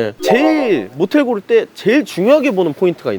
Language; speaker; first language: Korean; native; Korean